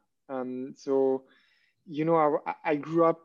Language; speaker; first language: English; non-native, fluent; French